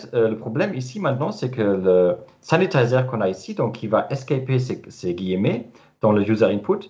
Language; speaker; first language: French; non-native, fluent; German